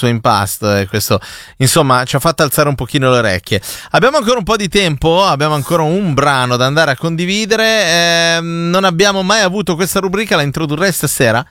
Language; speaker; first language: Italian; native; Italian